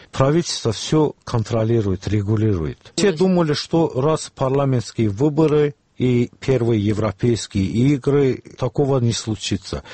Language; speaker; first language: Russian; non-native, local second language; Azerbaijani